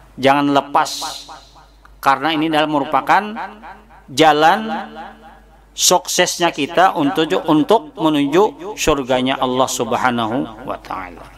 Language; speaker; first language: Indonesian; non-native, local second language; Banjar